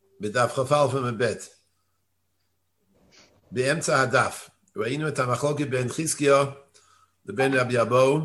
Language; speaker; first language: Hebrew; non-native, fluent; English